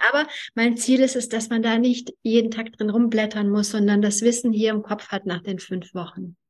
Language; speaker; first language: German; early bilingual, other home language; Hungarian